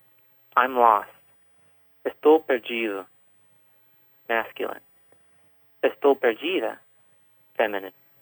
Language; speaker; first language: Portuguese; non-native, fluent; English